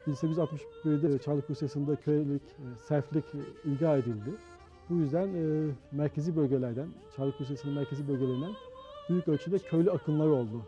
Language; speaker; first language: Turkish; native; Turkish